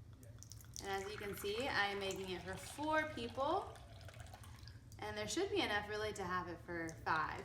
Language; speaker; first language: English; early bilingual, other home language; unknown